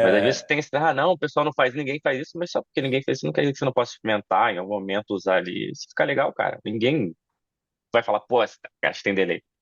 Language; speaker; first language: Portuguese; native; Portuguese